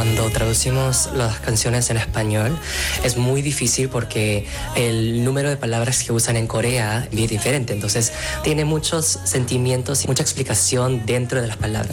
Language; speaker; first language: Spanish; non-native, fluent; Korean